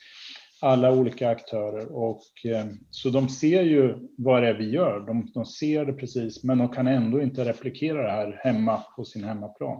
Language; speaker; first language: Swedish; native; Swedish